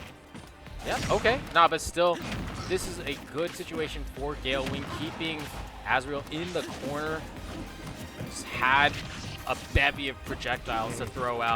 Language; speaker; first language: English; native; English